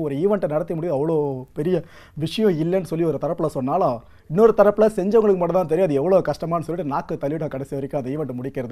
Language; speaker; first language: Tamil; native; Tamil